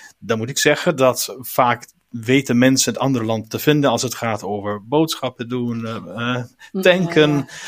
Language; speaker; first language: Dutch; non-native, fluent; German